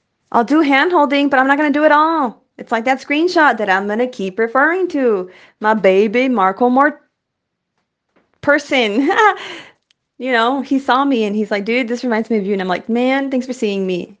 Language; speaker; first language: English; early bilingual, other home language; Spanish